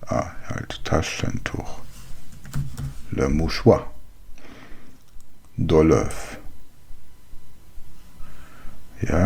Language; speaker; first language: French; non-native, learner; German